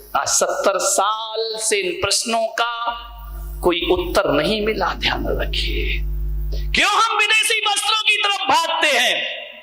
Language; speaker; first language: Hindi; native; Hindi